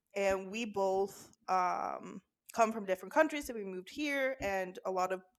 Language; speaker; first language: English; non-native, fluent; Norwegian